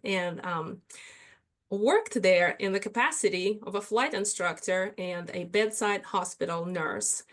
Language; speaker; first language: English; non-native, fluent; Russian